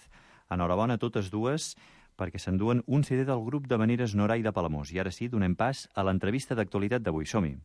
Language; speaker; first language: Catalan; native; Catalan